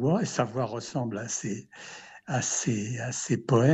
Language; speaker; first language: French; native; French